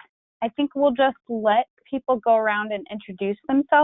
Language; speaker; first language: English; native; English